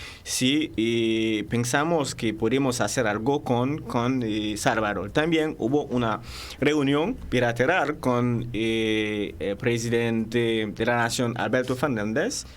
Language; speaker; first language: Spanish; non-native, fluent; Haitian Creole